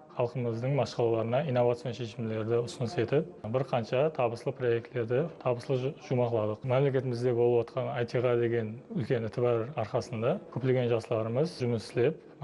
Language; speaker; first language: Uzbek; non-native, local second language; Kara-Kalpak